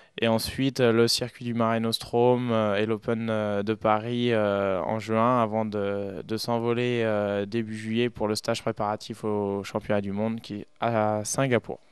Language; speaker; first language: French; native; French